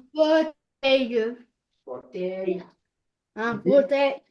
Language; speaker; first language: French; non-native, learner; Arabic